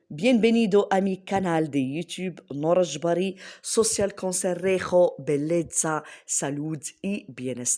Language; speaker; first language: Spanish; non-native, learner; Arabic